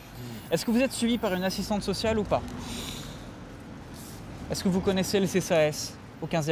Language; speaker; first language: French; native; French